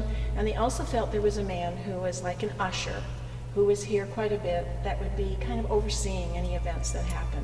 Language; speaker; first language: English; native; English